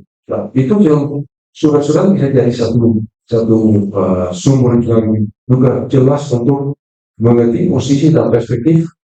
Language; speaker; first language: Indonesian; non-native, fluent; Dutch